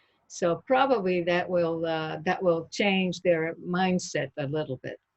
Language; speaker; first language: English; non-native, fluent; Japanese